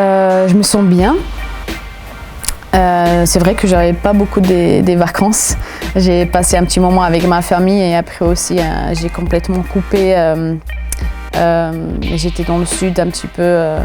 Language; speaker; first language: French; non-native, local second language; German